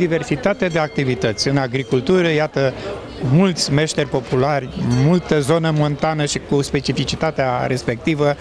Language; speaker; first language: Romanian; native; Romanian